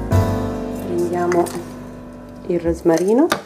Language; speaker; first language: Italian; native; Italian